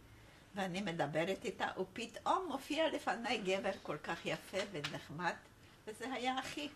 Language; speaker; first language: Hebrew; non-native, fluent; Polish